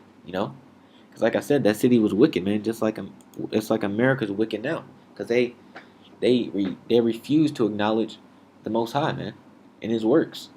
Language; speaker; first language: English; native; English